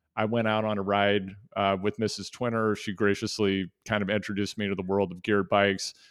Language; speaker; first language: English; native; English